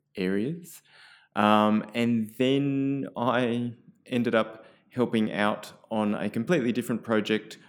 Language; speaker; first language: English; native; English